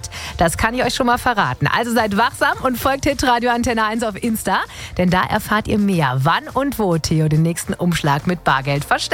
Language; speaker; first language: German; native; German